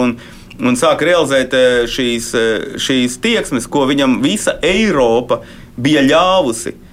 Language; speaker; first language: Latvian; native; Latvian